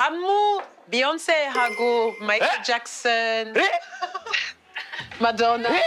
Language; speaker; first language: Korean; non-native, learner; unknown